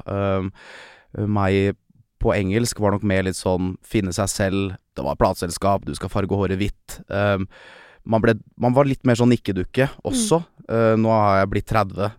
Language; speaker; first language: Norwegian; native; Norwegian